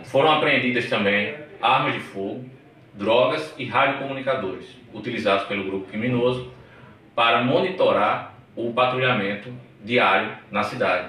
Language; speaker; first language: Portuguese; native; Portuguese